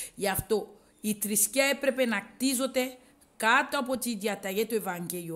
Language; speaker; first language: Greek; non-native, learner; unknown